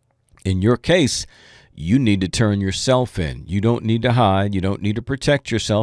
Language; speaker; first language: English; native; English